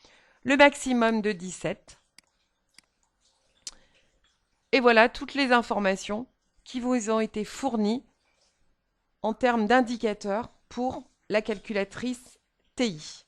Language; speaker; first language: French; native; French